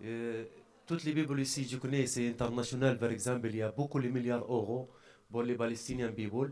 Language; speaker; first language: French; non-native, learner; Arabic